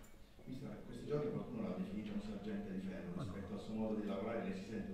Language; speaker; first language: Italian; native; Italian